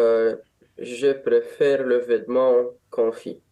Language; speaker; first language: French; non-native, learner; Romanian